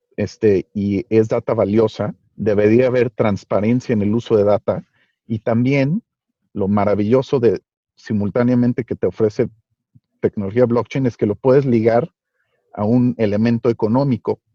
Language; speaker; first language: Spanish; native; Spanish